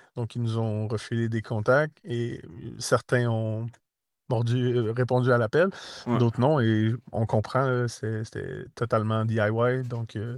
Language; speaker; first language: French; native; French